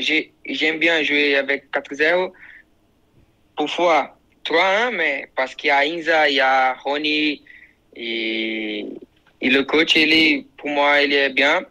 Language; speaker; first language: French; non-native, learner; Portuguese